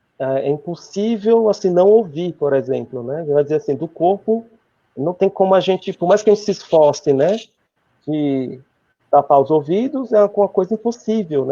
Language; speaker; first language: Portuguese; native; Portuguese